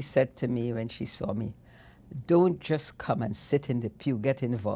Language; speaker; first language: English; native; English